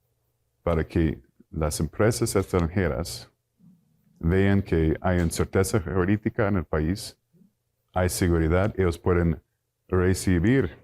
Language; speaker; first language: Spanish; non-native, fluent; English